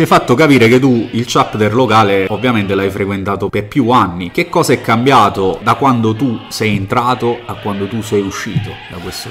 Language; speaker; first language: Italian; native; Italian